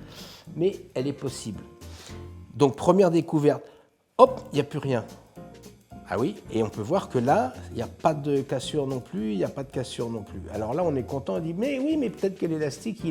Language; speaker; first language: French; native; French